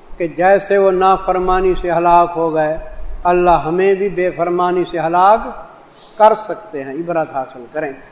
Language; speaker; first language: Urdu; non-native, local second language; Saraiki